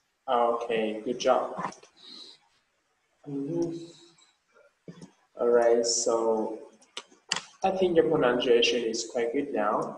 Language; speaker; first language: English; non-native, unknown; Vietnamese